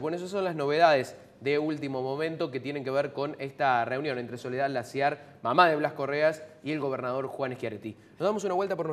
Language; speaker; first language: Spanish; native; Spanish